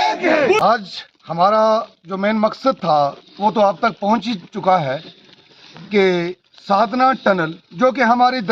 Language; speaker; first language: Hindi; non-native, local second language; Kashmiri